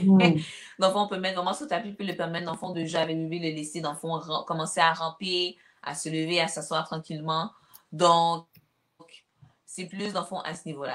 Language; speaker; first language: French; native; French